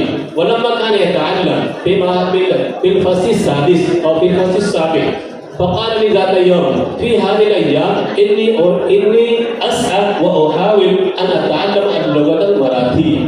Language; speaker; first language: Arabic; non-native, fluent; Urdu